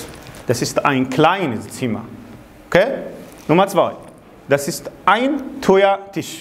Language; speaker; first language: German; non-native, fluent; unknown